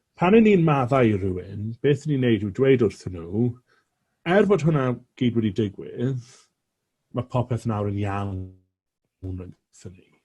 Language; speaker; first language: Welsh; native; Welsh